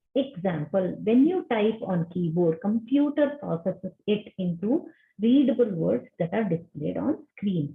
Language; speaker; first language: English; non-native, local second language; Kannada